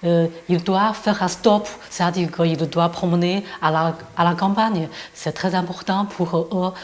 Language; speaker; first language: French; non-native, fluent; Chinese